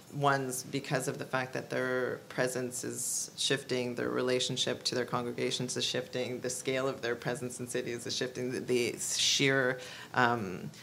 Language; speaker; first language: English; native; English